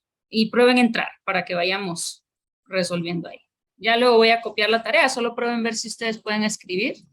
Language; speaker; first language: Spanish; native; Spanish